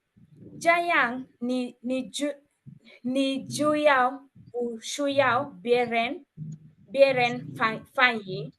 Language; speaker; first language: Chinese; non-native, learner; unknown